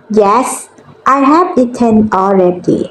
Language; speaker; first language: English; non-native, fluent; Thai